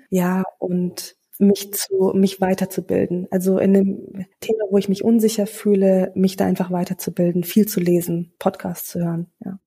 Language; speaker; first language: German; early bilingual, other home language; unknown